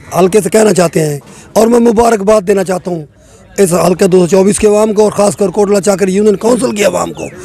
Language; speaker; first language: Urdu; non-native, local second language; Saraiki